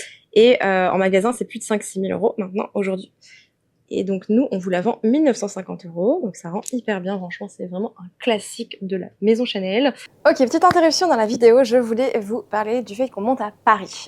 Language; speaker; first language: French; native; French